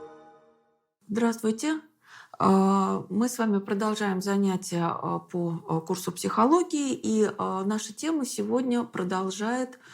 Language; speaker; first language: Russian; native; Russian